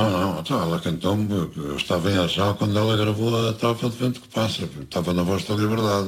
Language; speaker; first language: Portuguese; native; Portuguese